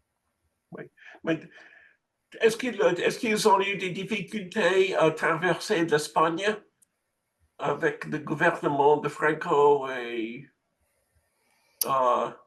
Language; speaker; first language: French; non-native, fluent; English